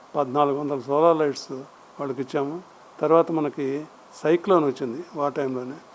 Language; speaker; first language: Telugu; native; Telugu